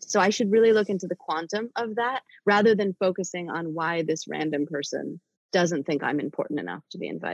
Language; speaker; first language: English; native; English